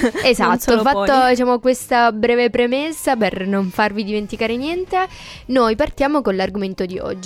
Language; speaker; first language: Italian; native; Italian